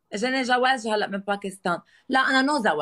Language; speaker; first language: Arabic; native; Arabic